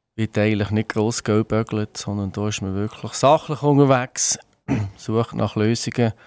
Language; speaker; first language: German; native; German